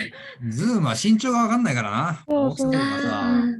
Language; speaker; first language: Japanese; native; Japanese